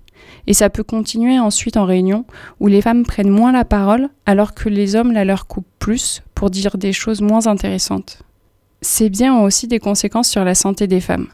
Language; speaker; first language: French; native; French